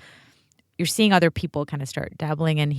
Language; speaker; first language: English; native; English